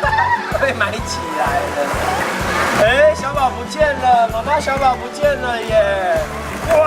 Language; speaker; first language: Chinese; native; Chinese